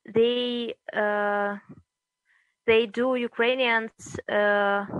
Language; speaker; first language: English; early bilingual, other home language; Russian